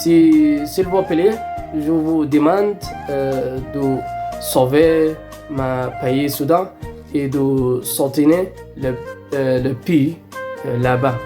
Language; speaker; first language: French; non-native, learner; Arabic